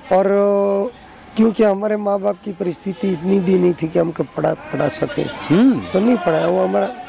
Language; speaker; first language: Hindi; non-native, local second language; Gujarati